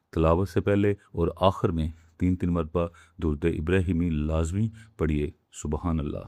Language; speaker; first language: Urdu; native; Urdu